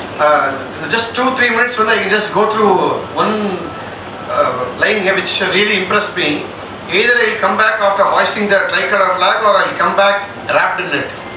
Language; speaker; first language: English; non-native, local second language; Tamil